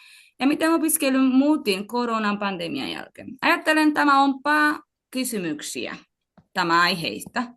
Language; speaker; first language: Finnish; non-native, learner; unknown